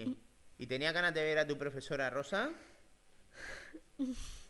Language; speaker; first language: Spanish; native; Spanish